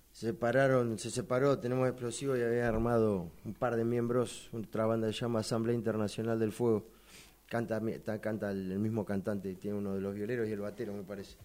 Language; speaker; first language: Spanish; native; Spanish